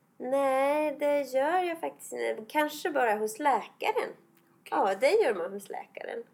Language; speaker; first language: Swedish; non-native, fluent; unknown